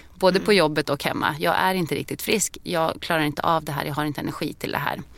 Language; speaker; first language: Swedish; native; Swedish